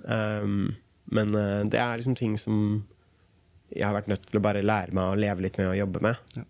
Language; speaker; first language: Norwegian; early bilingual, other home language; Kurdish